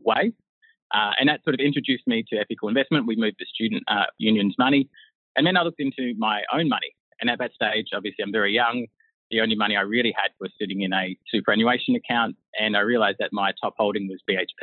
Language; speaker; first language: English; native; English